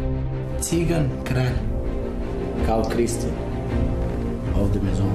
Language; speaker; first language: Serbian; non-native, local second language; Romany